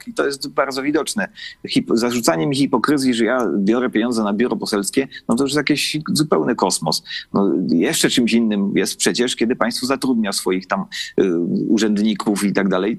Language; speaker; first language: Polish; native; Polish